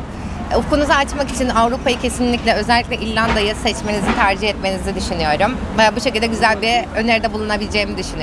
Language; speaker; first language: Turkish; native; Turkish